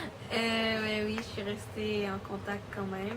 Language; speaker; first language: French; early bilingual, other home language; Spanish